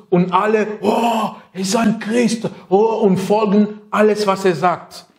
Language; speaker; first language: German; non-native, fluent; French